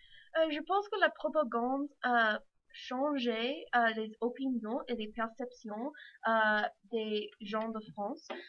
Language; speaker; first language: French; non-native, learner; English